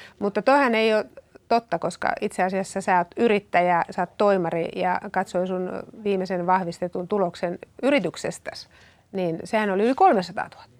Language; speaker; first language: Finnish; native; Finnish